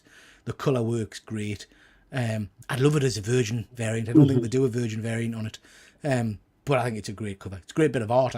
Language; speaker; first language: English; native; English